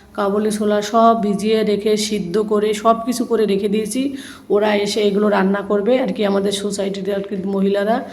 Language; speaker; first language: Bangla; native; Bangla